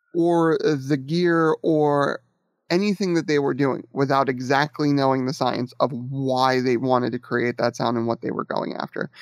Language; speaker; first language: English; native; English